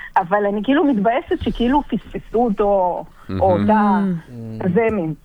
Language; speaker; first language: Hebrew; non-native, fluent; Russian